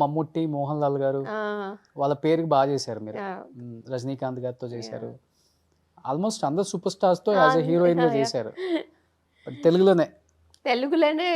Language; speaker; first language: Telugu; native; Telugu